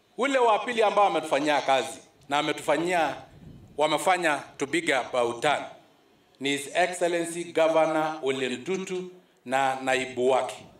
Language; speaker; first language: Swahili; non-native, local second language; Masai